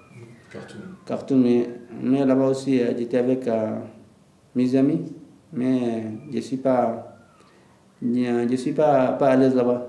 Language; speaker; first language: French; non-native, learner; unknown